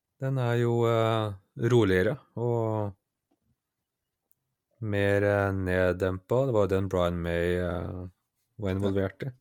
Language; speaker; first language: Norwegian; native; Norwegian